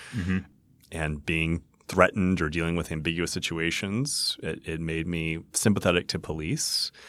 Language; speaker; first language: English; native; English